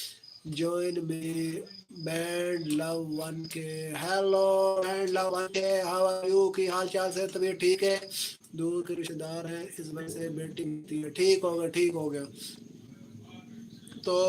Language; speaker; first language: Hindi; non-native, local second language; Punjabi